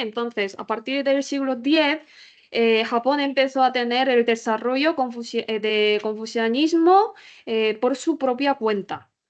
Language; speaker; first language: Spanish; non-native, learner; Korean